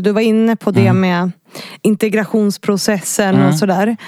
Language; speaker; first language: Swedish; native; Swedish